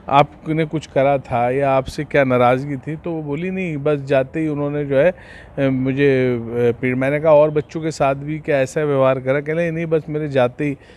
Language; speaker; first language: Hindi; native; Hindi